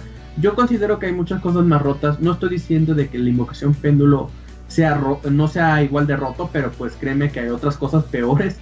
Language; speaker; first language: Spanish; native; Spanish